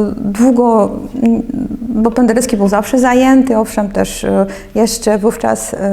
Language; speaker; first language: Polish; early bilingual, other home language; Russian